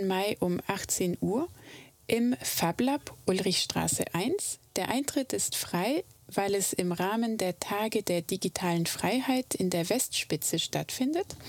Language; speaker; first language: German; native; German